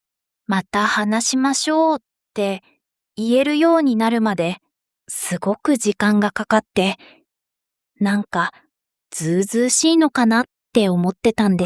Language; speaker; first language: Japanese; non-native, fluent; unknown